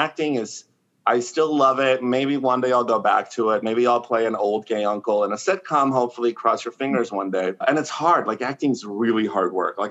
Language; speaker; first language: English; non-native, fluent; Spanish